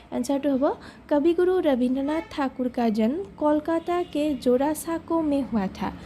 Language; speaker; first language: Hindi; non-native, local second language; Assamese